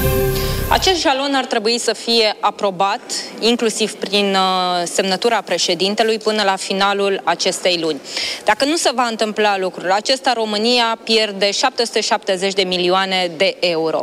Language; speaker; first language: Romanian; native; Romanian